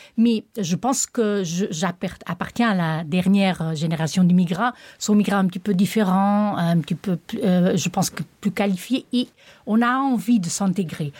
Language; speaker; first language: French; non-native, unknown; Portuguese